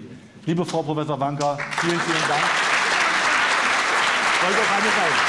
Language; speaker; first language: German; native; German